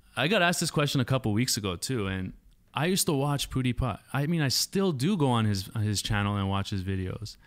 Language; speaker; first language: English; native; English